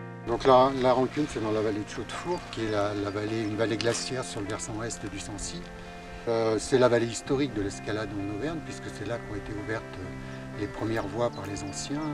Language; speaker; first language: French; native; French